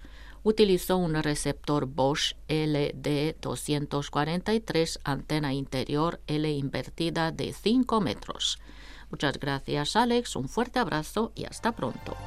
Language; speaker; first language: Spanish; non-native, fluent; Romanian